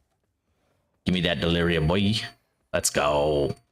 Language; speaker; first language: English; native; English